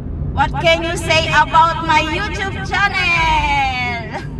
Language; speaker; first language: English; non-native, local second language; Filipino